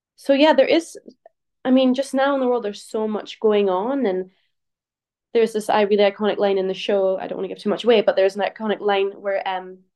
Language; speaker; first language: English; native; English